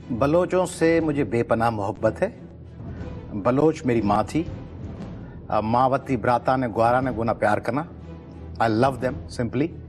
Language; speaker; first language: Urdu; non-native, local second language; Sindhi